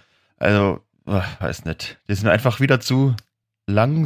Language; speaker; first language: German; native; German